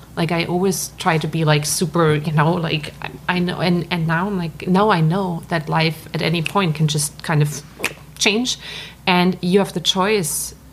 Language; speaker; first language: English; non-native, fluent; German